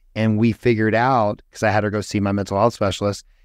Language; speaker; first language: English; native; English